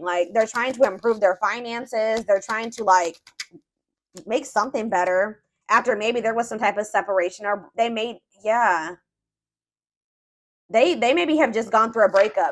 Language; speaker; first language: English; native; English